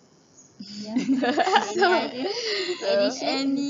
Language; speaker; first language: English; non-native, learner; Malay